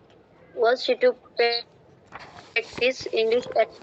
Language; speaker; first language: English; non-native, learner; Bangla